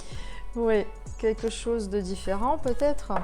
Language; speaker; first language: French; non-native, fluent; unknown